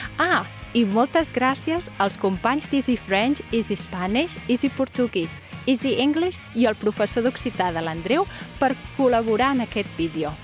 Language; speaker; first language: Catalan; native; Catalan